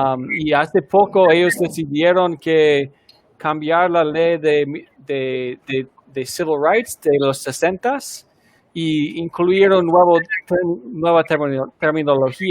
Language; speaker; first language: Spanish; non-native, fluent; English